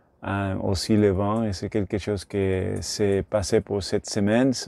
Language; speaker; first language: French; non-native, learner; Spanish